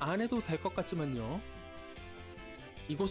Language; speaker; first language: Korean; native; Korean